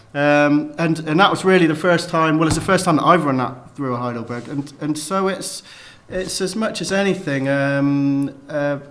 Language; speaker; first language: English; native; English